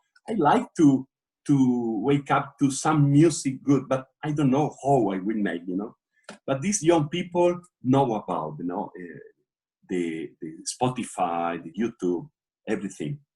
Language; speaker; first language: English; non-native, learner; Portuguese